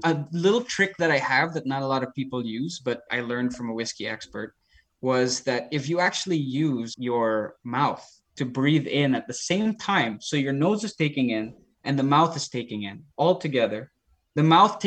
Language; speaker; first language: English; non-native, local second language; Filipino